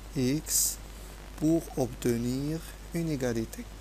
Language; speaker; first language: French; non-native, local second language; Arabic